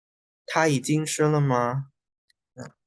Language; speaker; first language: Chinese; non-native, fluent; Indonesian